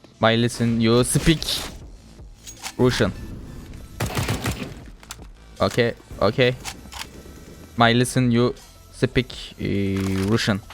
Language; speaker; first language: English; non-native, learner; Turkish